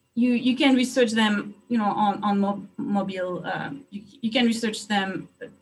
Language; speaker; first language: English; non-native, fluent; French